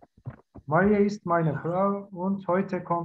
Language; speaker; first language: German; non-native, fluent; Turkish